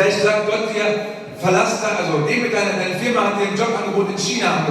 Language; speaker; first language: German; native; German